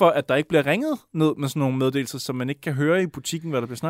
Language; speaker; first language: Danish; native; Danish